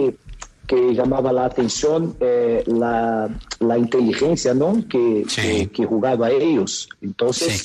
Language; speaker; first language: Spanish; non-native, fluent; Portuguese